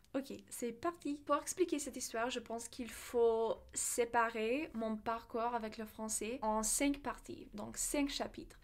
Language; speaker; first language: French; non-native, fluent; English